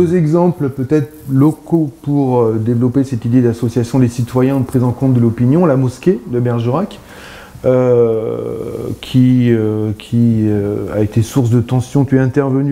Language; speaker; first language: French; native; French